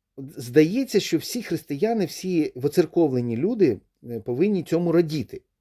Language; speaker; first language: Ukrainian; non-native, local second language; Russian